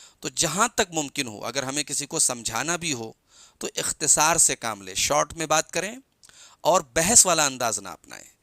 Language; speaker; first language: Urdu; native; Urdu